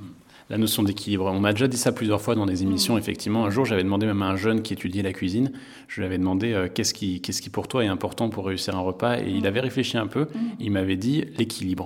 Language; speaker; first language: French; native; French